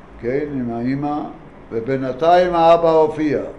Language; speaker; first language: Hebrew; non-native, fluent; Yiddish